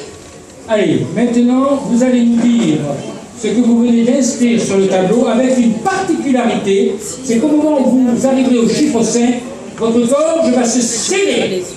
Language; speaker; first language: French; native; French